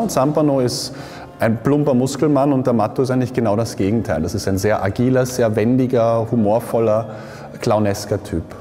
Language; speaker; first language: German; native; German